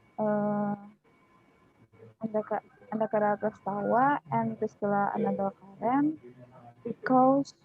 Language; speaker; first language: English; non-native, learner; Indonesian